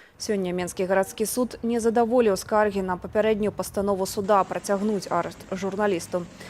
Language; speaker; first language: Belarusian; native; Belarusian